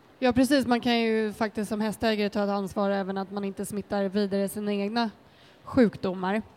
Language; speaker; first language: Swedish; native; Swedish